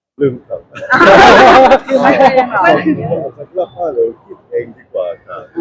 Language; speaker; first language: Thai; non-native, learner; Korean